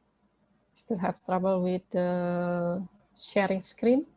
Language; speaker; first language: English; non-native, learner; Indonesian